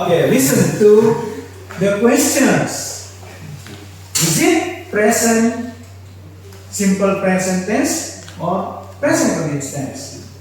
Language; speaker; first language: English; non-native, fluent; Indonesian